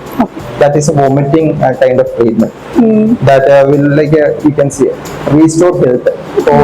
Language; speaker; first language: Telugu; non-native, learner; Malayalam